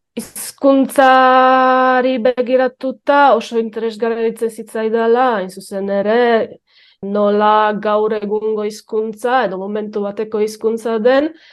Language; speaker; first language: Basque; non-native, fluent; Polish